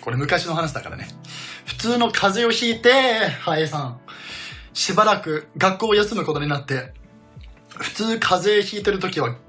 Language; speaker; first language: Japanese; non-native, fluent; Danish